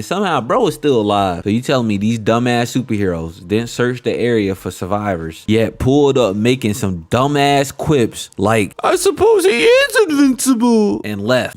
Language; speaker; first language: English; native; English